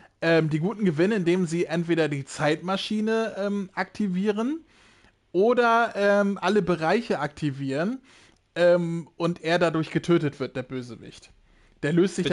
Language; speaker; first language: German; native; German